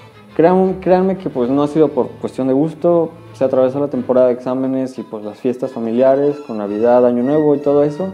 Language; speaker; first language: Spanish; native; Spanish